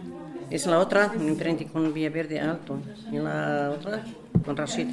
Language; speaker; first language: Spanish; non-native, learner; Berber languages